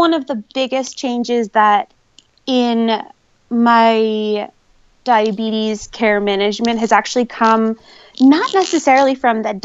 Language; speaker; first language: English; native; English